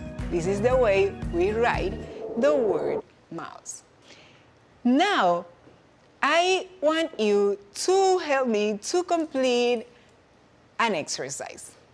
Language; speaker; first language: English; non-native, fluent; Spanish